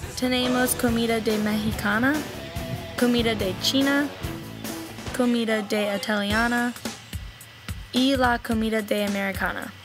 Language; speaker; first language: Spanish; non-native, learner; English